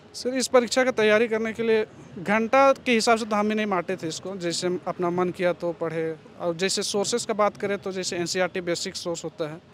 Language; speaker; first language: Hindi; native; Hindi